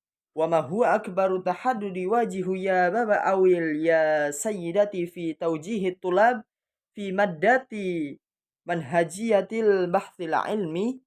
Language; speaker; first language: Arabic; non-native, learner; Indonesian